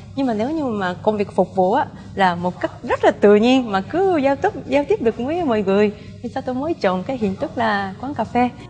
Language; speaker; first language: Vietnamese; non-native, fluent; Japanese